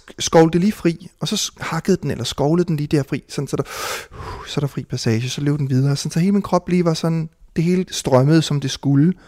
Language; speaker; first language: Danish; native; Danish